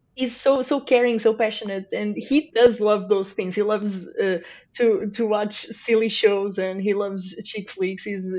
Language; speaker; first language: English; non-native, fluent; Portuguese